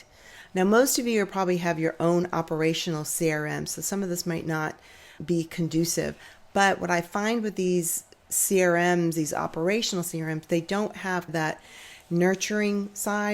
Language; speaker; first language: English; native; English